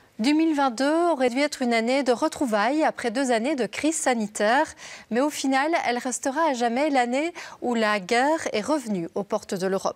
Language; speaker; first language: French; native; French